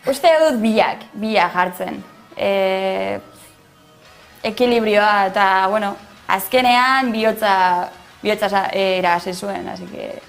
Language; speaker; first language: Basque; non-native, local second language; Spanish